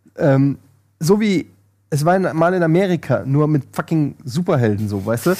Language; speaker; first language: German; native; German